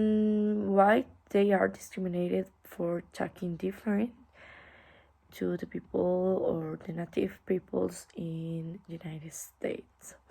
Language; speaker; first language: English; non-native, learner; Spanish